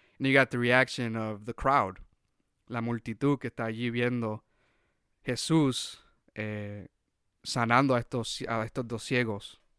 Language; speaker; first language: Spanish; early bilingual, heritage; Spanish